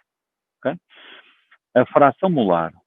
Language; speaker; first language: Portuguese; native; Portuguese